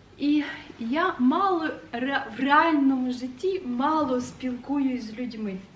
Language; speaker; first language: Ukrainian; non-native, local second language; Russian